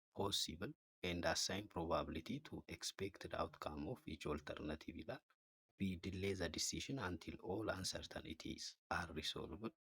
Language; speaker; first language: English; non-native, local second language; Amharic